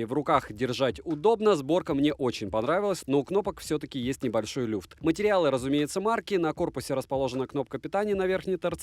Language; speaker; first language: Russian; native; Russian